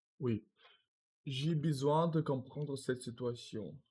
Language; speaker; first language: French; non-native, learner; Russian